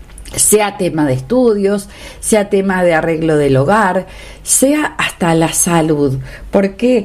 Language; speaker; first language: Spanish; native; Spanish